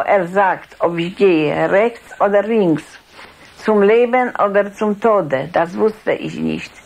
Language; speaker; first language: German; non-native, fluent; Polish